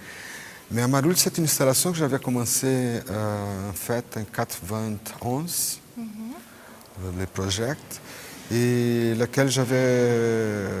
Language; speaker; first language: French; non-native, fluent; Portuguese